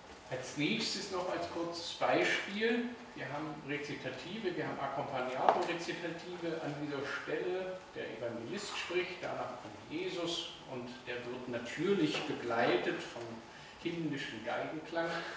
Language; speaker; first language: German; native; German